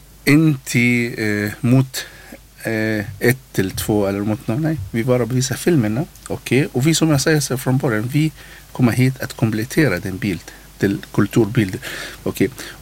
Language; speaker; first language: Swedish; non-native, learner; Arabic